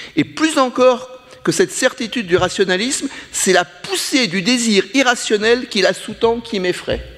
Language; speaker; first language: French; native; French